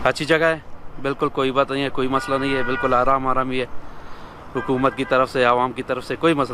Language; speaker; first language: Hindi; non-native, learner; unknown